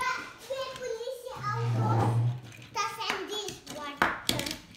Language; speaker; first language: Dutch; early bilingual, other home language; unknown